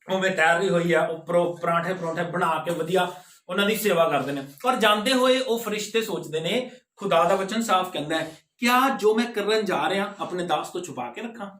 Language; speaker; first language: Hindi; non-native, local second language; Punjabi